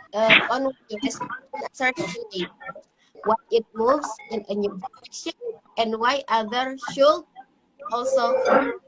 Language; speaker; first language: English; non-native, learner; Indonesian